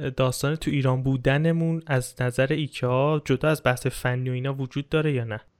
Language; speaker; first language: Persian; native; Persian